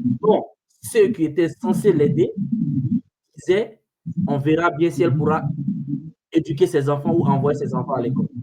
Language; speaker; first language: French; non-native, local second language; Fula